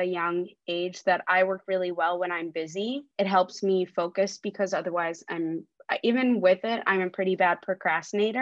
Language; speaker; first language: English; early bilingual, other home language; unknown